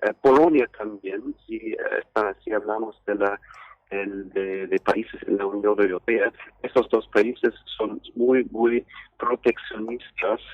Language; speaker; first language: Spanish; non-native, fluent; German